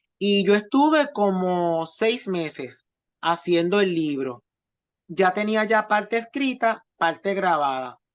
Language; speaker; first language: Spanish; native; Spanish